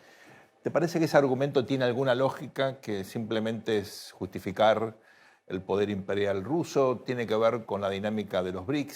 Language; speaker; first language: Spanish; native; Spanish